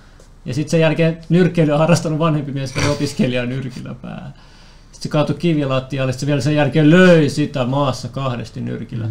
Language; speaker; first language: Finnish; native; Finnish